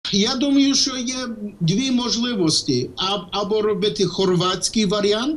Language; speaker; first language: Ukrainian; early bilingual, heritage; Ukrainian